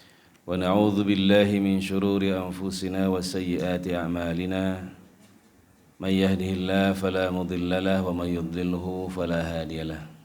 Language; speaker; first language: Arabic; non-native, fluent; Indonesian